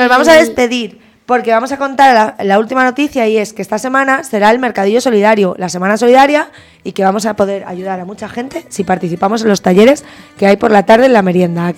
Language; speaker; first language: Spanish; native; Spanish